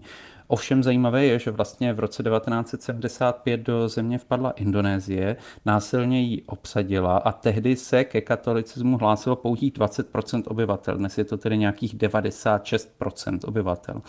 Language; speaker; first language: Czech; native; Czech